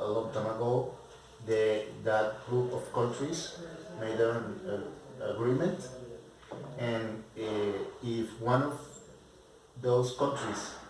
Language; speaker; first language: English; non-native, learner; Spanish